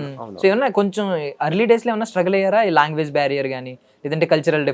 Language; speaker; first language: Telugu; native; Telugu